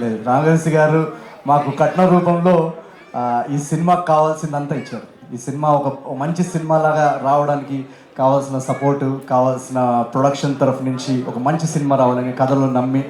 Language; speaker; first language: Telugu; native; Telugu